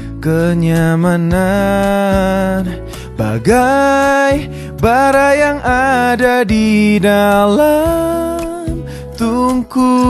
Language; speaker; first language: Indonesian; native; Indonesian